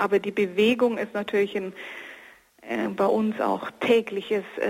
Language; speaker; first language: German; native; German